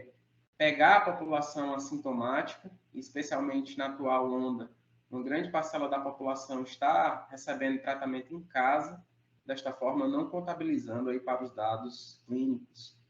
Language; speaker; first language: Portuguese; native; Portuguese